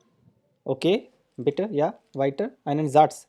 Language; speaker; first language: German; non-native, fluent; Hindi